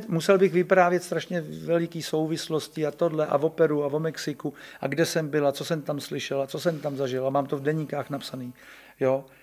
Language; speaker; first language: Czech; native; Czech